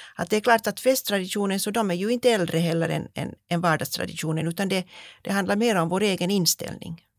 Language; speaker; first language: Swedish; native; Swedish